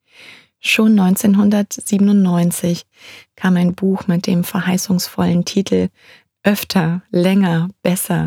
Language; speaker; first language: German; native; German